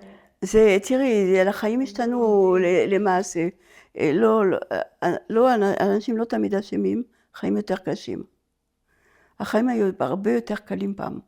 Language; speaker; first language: Hebrew; non-native, fluent; French